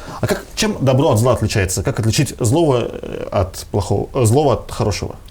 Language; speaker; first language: Russian; native; Russian